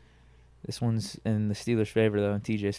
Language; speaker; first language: English; native; English